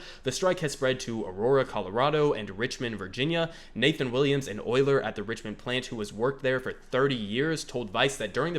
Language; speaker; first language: English; native; English